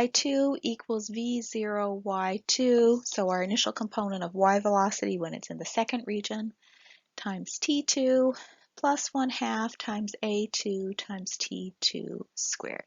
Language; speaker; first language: English; native; English